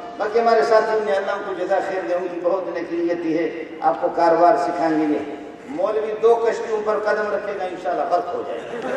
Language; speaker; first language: Urdu; non-native, local second language; Brahui